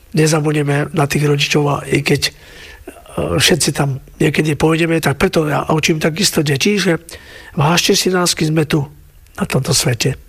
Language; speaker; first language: Slovak; native; Slovak